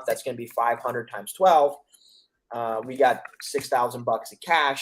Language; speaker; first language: English; native; English